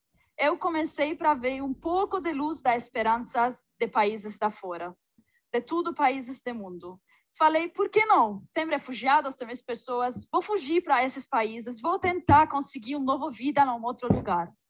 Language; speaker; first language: Portuguese; non-native, fluent; Arabic